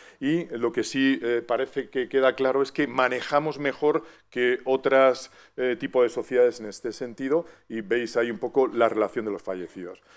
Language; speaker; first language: Spanish; native; Spanish